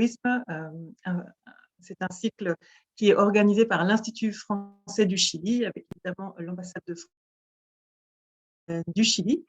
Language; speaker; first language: French; native; French